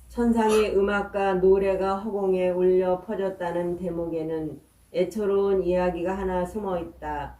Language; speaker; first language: Korean; native; Korean